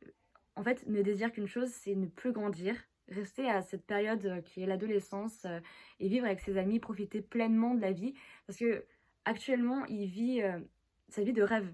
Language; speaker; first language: French; native; French